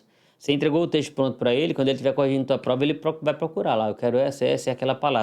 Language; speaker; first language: Portuguese; native; Portuguese